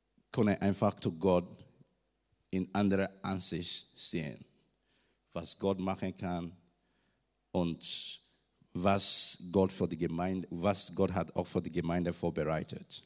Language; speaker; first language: German; non-native, learner; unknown